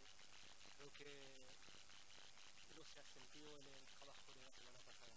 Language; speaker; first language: Spanish; non-native, learner; French